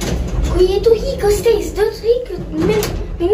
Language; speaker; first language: Albanian; early bilingual, heritage; Albanian